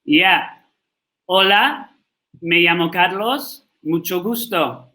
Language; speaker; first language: Spanish; non-native, learner; English